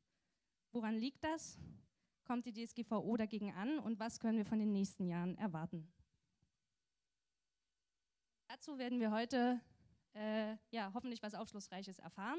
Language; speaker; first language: German; native; German